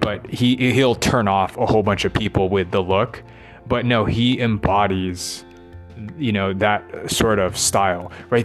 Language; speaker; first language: English; native; English